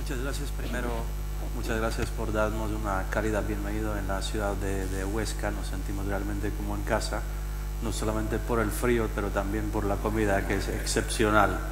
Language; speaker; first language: Spanish; non-native, fluent; Slovak